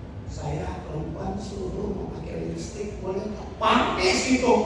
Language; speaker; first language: Indonesian; native; Indonesian